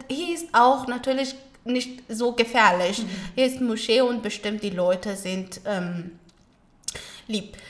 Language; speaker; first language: German; non-native, learner; Pashto